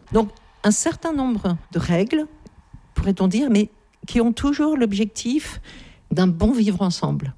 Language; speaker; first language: French; native; French